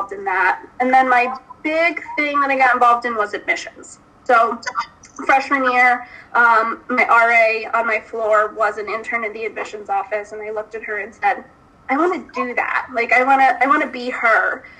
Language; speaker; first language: English; native; English